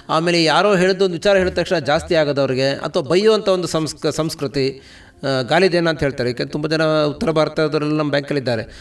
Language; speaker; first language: Kannada; native; Kannada